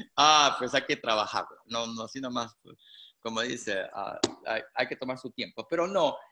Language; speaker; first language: Spanish; native; Spanish